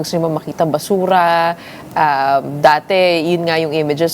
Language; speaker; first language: Filipino; native; Filipino